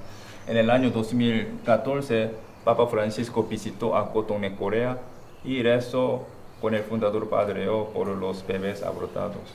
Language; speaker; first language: Spanish; non-native, fluent; Korean